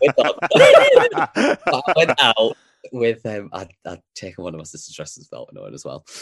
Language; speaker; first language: English; native; English